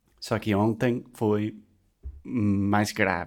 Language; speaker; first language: Portuguese; non-native, fluent; English